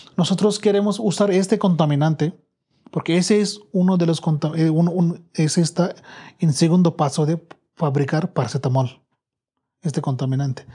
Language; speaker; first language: Spanish; non-native, learner; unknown